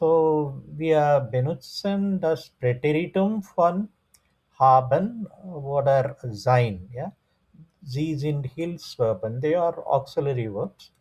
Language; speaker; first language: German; non-native, fluent; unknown